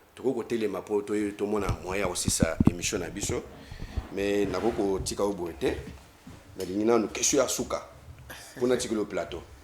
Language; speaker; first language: Lingala; native; Lingala